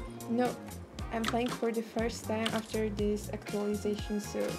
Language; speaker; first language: English; non-native, fluent; Polish